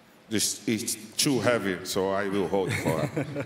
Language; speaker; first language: English; non-native, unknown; Portuguese